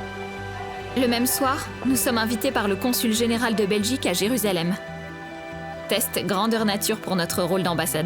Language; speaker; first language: French; native; French